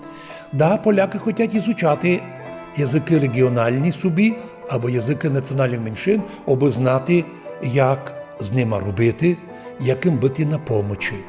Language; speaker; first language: Ukrainian; non-native, local second language; Rusyn